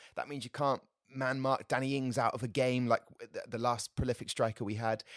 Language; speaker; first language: English; native; English